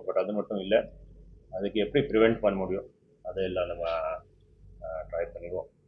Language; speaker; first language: Tamil; non-native, fluent; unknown